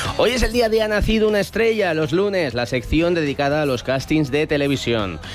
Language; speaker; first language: Spanish; native; Spanish